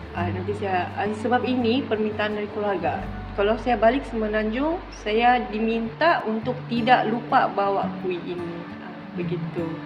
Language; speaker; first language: Malay; native; Malay